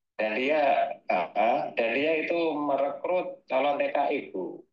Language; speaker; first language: Indonesian; native; Indonesian